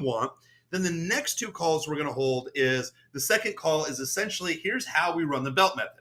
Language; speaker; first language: English; native; English